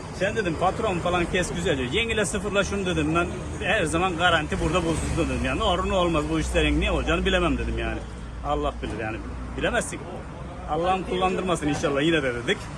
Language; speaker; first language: Turkish; native; Turkish